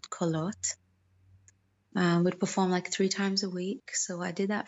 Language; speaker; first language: English; native; English